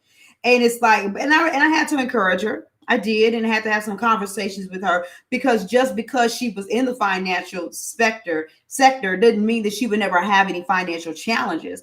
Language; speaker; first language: English; native; English